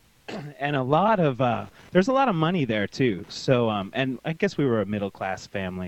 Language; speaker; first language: English; native; English